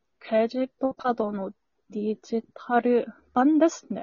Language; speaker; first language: Japanese; non-native, learner; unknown